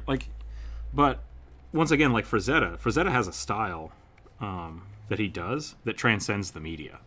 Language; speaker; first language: English; native; English